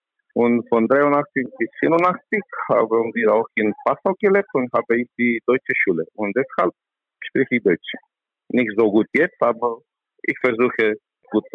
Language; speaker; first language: German; non-native, learner; Romanian